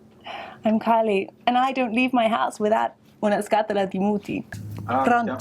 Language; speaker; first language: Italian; non-native, fluent; English